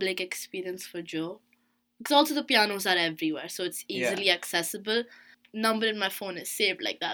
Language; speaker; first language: English; non-native, local second language; Hindi